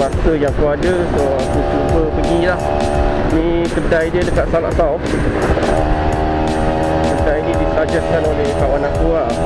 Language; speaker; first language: Malay; native; Malay